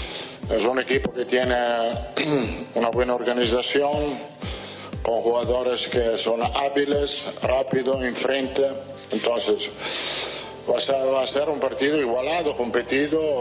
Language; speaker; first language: Spanish; non-native, fluent; Italian